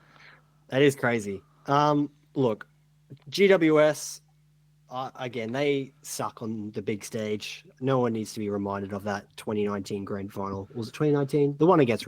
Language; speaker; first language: English; native; English